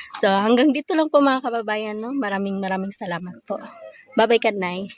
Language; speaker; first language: Filipino; non-native, local second language; Cebuano